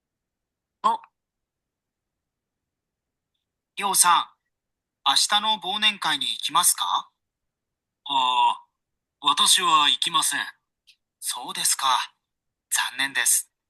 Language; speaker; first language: Japanese; non-native, learner; Sinhala